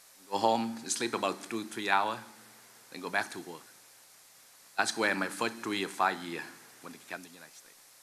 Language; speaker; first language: English; non-native, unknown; Vietnamese